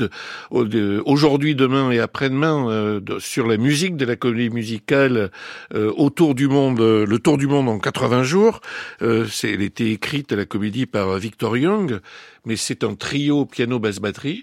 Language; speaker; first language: French; native; French